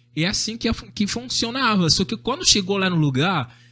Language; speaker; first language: Portuguese; non-native, fluent; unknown